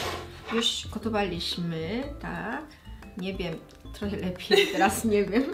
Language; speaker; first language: Polish; non-native, learner; Korean